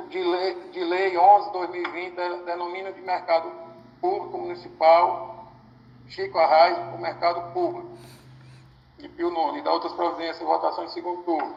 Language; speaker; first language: Portuguese; native; Portuguese